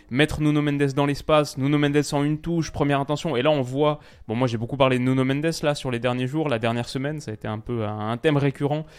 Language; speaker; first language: French; native; French